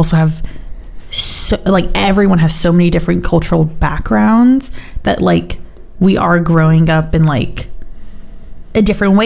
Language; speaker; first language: English; native; English